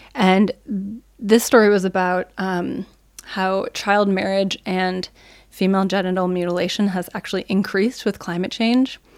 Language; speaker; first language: English; native; English